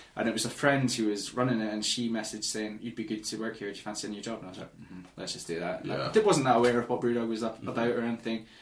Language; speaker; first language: English; native; English